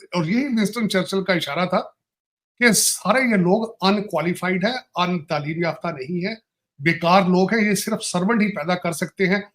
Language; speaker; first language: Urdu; non-native, local second language; Punjabi